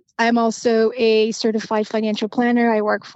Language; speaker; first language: English; non-native, fluent; Romanian